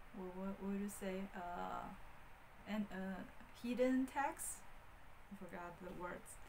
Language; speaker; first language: English; non-native, fluent; Chinese